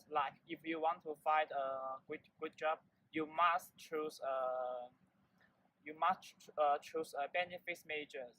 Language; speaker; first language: English; non-native, learner; Chinese